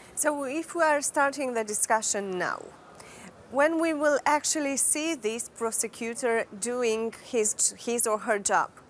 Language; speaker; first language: English; non-native, fluent; Romanian